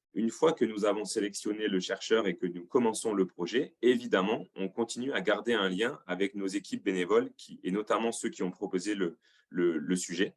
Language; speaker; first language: French; native; French